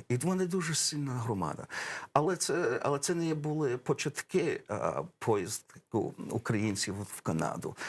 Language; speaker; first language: Ukrainian; early bilingual, heritage; English